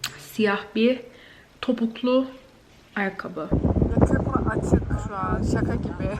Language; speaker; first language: Turkish; early bilingual, heritage; Turkish